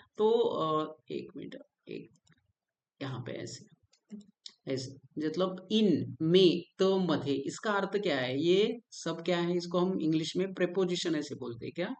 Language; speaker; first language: Hindi; non-native, local second language; Marathi